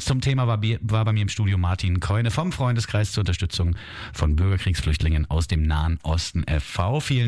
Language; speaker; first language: German; native; German